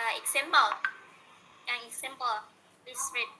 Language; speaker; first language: English; non-native, learner; Indonesian